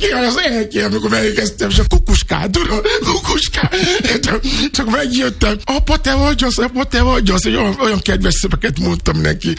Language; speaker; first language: Hungarian; non-native, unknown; Yoruba